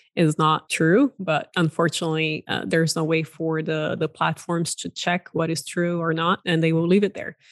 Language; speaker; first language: English; non-native, fluent; Portuguese